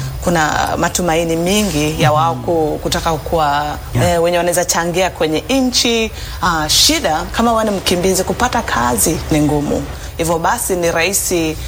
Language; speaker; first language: Swahili; early bilingual, other home language; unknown